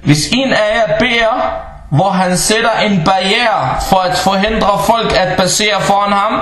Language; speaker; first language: Danish; early bilingual, other home language; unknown